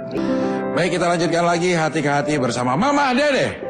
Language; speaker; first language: Indonesian; native; Indonesian